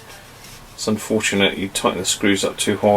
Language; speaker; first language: English; native; English